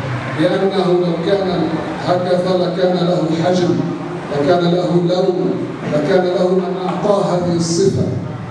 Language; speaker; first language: Arabic; native; Arabic